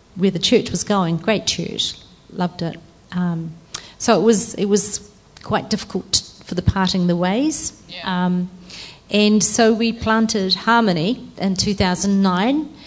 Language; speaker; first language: English; native; English